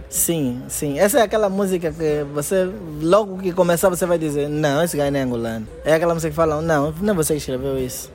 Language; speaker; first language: Portuguese; native; Portuguese